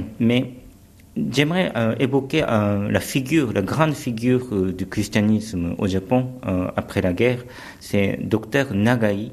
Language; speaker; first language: French; early bilingual, other home language; Japanese